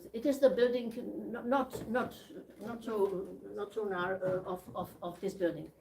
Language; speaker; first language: English; non-native, learner; Czech